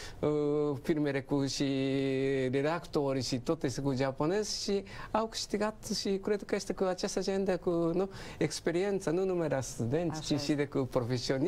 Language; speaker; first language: Romanian; non-native, learner; Japanese